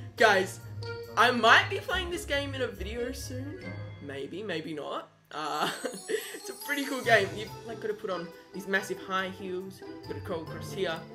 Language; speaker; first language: English; native; English